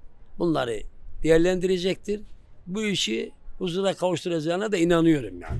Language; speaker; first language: Turkish; native; Turkish